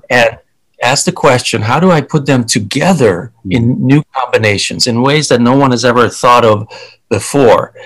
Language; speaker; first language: English; early bilingual, other home language; Hungarian